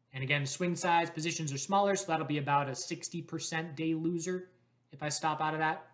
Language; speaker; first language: English; native; English